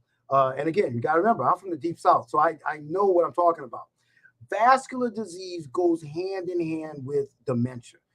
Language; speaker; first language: English; native; English